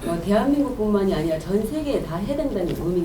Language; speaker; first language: Korean; native; Korean